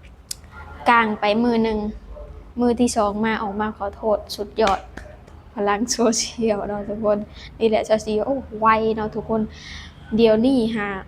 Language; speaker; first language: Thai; non-native, local second language; Lao